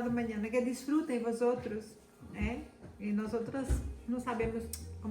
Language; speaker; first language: Spanish; non-native, fluent; Portuguese